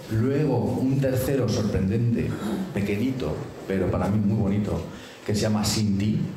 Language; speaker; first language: Spanish; native; Spanish